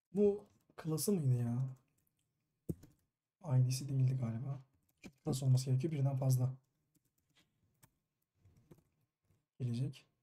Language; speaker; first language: Turkish; native; Turkish